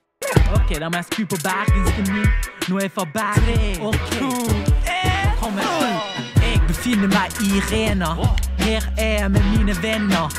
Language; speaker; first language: Norwegian; native; Norwegian